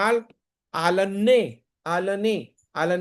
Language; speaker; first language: French; non-native, learner; Hindi